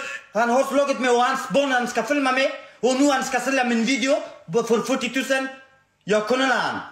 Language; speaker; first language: Swedish; non-native, learner; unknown